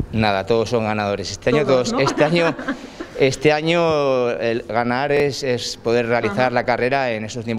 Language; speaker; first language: Spanish; native; Spanish